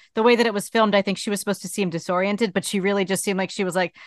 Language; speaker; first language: English; native; English